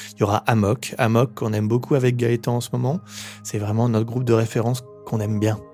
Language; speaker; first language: French; native; French